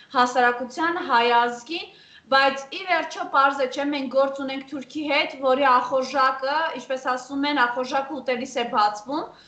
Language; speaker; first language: Armenian; native; Armenian